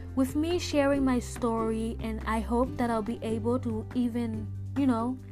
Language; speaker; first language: English; early bilingual, other home language; Haitian Creole